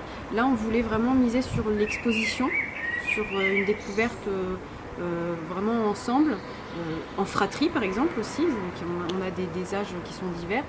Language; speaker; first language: French; native; French